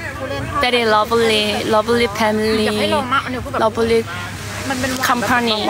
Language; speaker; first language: English; non-native, learner; Thai